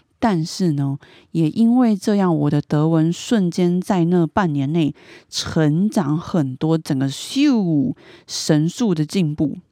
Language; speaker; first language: Chinese; native; Chinese